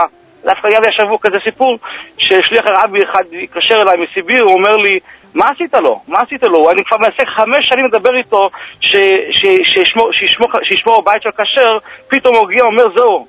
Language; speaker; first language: Hebrew; early bilingual, heritage; Hebrew